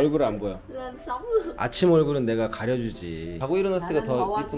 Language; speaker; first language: Korean; native; Korean